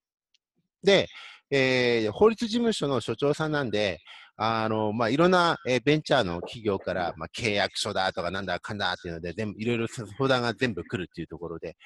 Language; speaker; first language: Japanese; native; Japanese